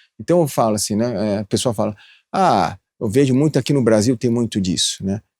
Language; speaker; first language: Portuguese; early bilingual, other home language; Japanese